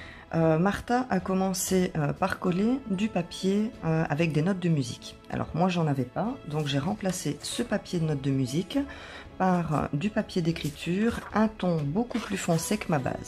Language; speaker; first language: French; native; French